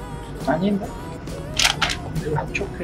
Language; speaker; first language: Korean; non-native, fluent; Polish